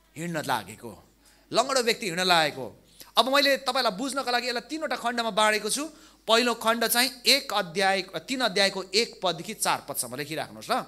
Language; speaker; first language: Nepali; non-native, local second language; Limburgish